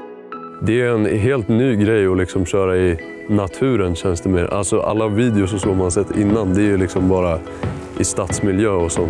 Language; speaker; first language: Swedish; native; Swedish